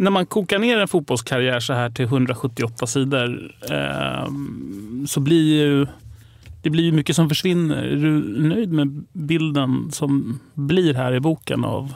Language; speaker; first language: Swedish; native; Swedish